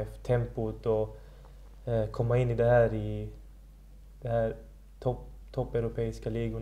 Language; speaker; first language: Swedish; early bilingual, other home language; Persian